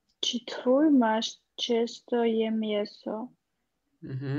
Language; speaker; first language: Polish; non-native, learner; Russian